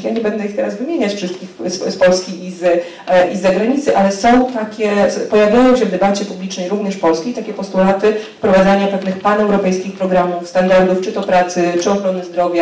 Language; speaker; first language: Polish; native; Polish